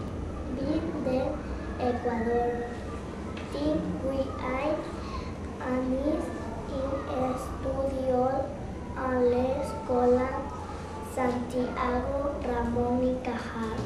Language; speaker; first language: Catalan; non-native, learner; Spanish